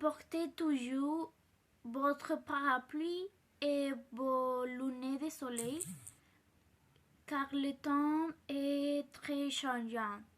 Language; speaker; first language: French; non-native, learner; Spanish